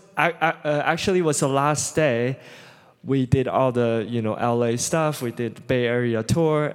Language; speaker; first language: English; non-native, fluent; Chinese